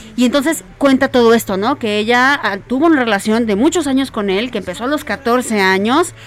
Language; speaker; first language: Spanish; native; Spanish